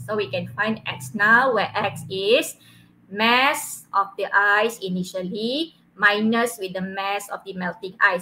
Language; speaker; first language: English; non-native, local second language; Malay